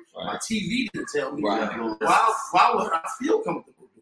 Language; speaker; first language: English; native; English